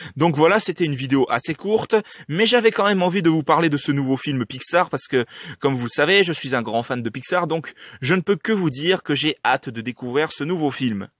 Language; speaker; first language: French; native; French